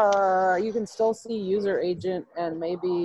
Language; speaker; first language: English; native; English